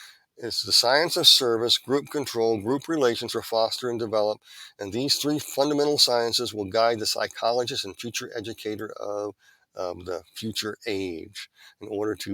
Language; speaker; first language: English; native; English